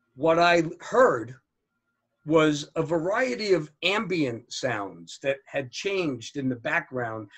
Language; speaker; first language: English; native; English